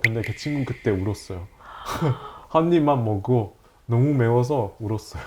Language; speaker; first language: Korean; non-native, fluent; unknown